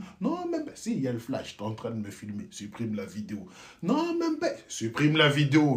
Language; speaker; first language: French; native; French